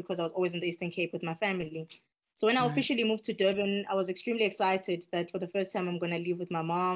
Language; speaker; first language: English; non-native, local second language; Xhosa